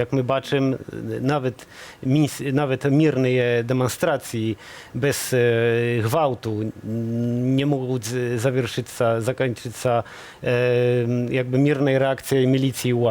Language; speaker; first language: Polish; non-native, learner; Belarusian